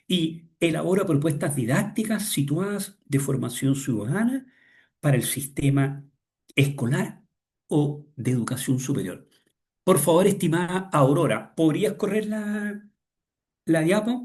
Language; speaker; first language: Spanish; native; Spanish